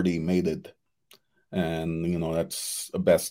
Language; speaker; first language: English; non-native, fluent; Cree